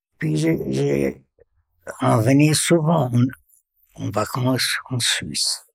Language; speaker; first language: French; non-native, local second language; Arabic